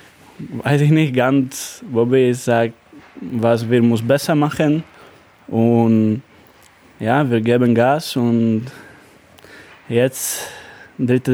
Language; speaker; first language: German; non-native, learner; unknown